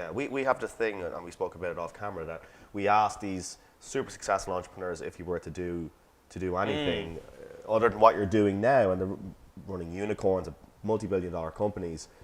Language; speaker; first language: English; native; English